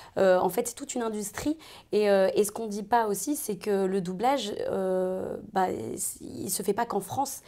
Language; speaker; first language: French; native; French